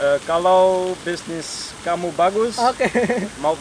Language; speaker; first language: Indonesian; non-native, learner; Dutch